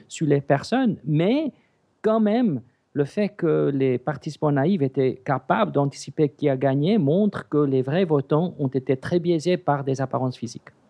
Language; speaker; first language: French; non-native, fluent; English